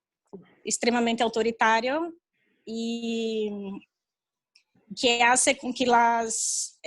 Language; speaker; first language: Spanish; non-native, fluent; Portuguese